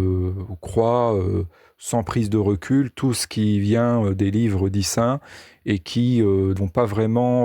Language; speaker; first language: French; native; French